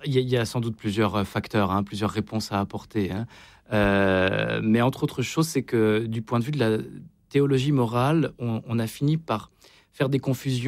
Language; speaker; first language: French; native; French